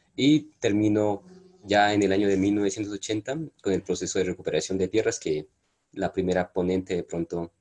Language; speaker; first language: Spanish; non-native, local second language; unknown